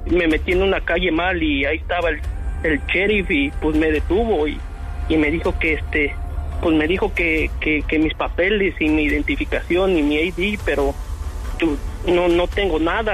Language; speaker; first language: Spanish; native; Spanish